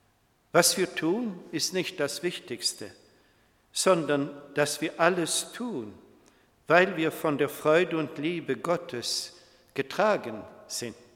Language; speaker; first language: German; non-native, fluent; Swedish